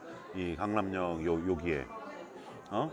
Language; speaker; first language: Korean; native; Korean